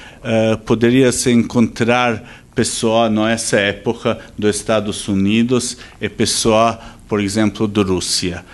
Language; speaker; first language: Portuguese; non-native, fluent; Serbian